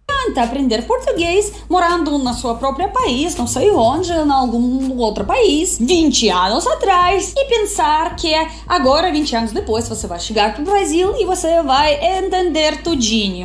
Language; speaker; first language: Portuguese; non-native, fluent; Russian